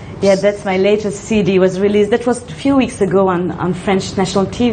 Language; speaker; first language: English; non-native, fluent; French